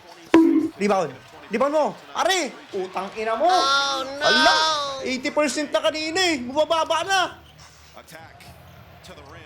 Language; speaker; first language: Filipino; native; Filipino